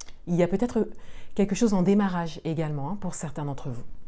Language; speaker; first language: French; native; French